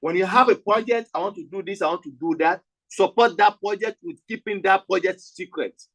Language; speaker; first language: English; non-native, local second language; Yoruba